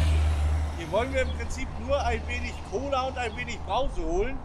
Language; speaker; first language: German; native; German